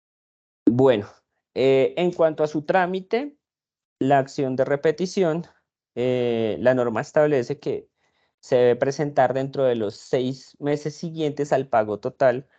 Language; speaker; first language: Spanish; native; Spanish